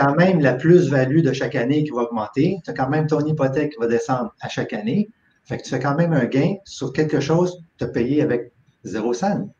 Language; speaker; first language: French; native; French